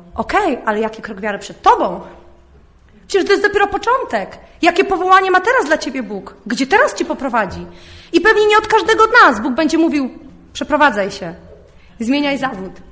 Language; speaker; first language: Polish; early bilingual, heritage; Polish